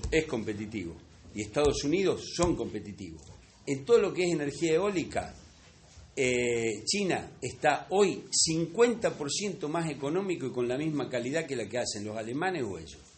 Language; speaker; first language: Spanish; native; Spanish